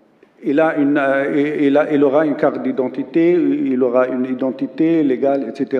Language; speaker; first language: French; non-native, local second language; Arabic